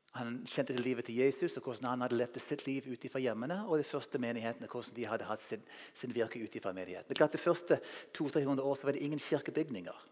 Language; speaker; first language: Norwegian; non-native, fluent; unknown